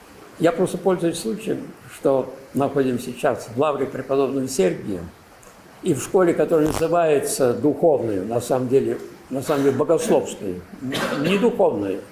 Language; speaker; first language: Russian; native; Russian